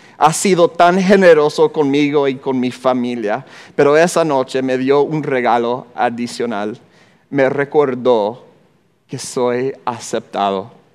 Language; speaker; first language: Spanish; non-native, fluent; English